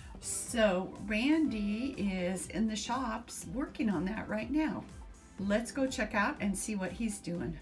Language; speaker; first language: English; native; English